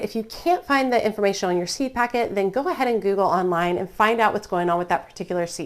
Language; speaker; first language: English; native; English